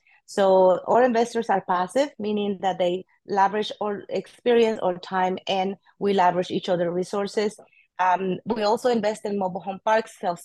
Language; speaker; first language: English; non-native, fluent; Spanish